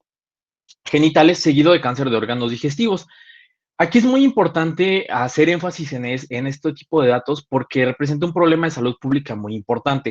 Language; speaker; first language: Spanish; native; Spanish